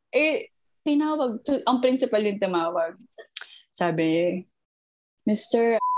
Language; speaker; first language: Filipino; early bilingual, heritage; Filipino